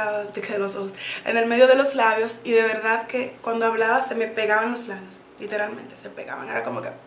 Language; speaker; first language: Spanish; native; Spanish